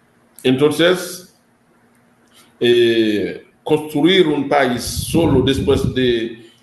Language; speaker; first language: Spanish; non-native, fluent; Haitian Creole